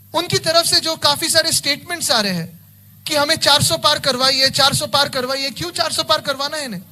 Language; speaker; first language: Hindi; non-native, local second language; Marathi